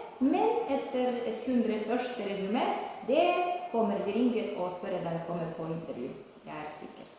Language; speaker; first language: Norwegian; non-native, learner; Ukrainian